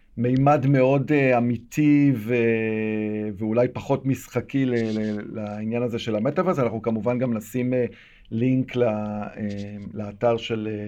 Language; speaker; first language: Hebrew; native; Hebrew